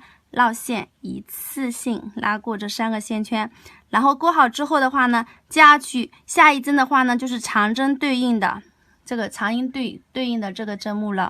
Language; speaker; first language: Chinese; native; Chinese